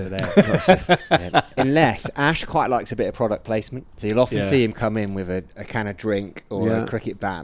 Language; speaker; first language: English; native; English